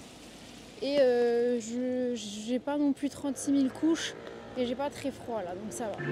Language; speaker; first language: French; native; French